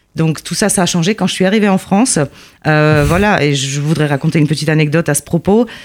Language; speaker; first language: French; non-native, fluent; Polish